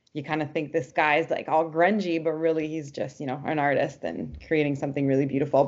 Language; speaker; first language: English; non-native, fluent; French